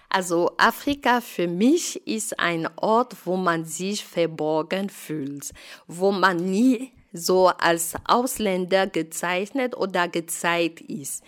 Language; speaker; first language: German; non-native, fluent; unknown